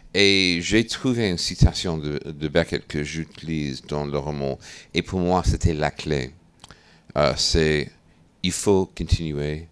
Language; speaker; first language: French; non-native, fluent; English